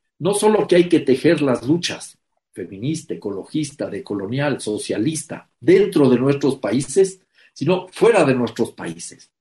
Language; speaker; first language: Spanish; native; Spanish